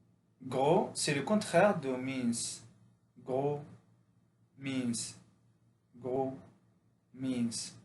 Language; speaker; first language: French; non-native, fluent; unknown